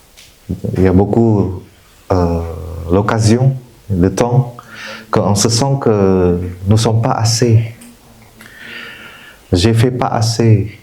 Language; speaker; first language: French; non-native, fluent; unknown